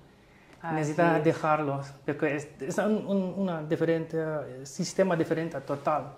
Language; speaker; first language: Spanish; non-native, fluent; English